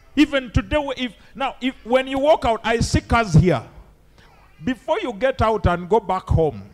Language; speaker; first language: English; non-native, local second language; Ganda